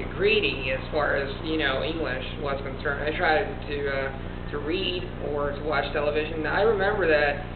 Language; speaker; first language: English; non-native, fluent; Italian